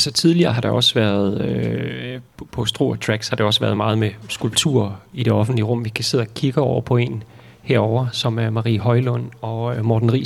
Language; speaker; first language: Danish; native; Danish